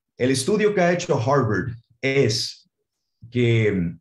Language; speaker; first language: Spanish; early bilingual, heritage; Spanish